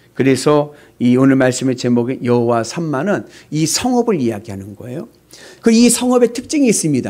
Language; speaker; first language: Korean; native; Korean